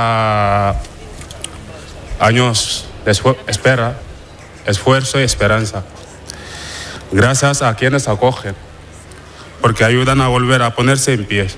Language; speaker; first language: Spanish; non-native, fluent; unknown